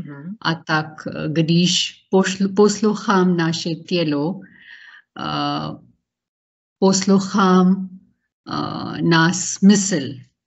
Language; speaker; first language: Czech; non-native, learner; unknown